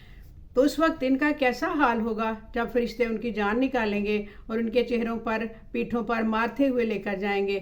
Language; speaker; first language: Urdu; native; Urdu